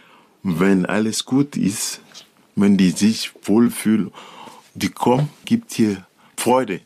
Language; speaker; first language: German; non-native, learner; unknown